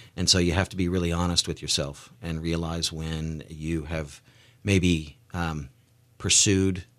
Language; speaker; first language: English; native; English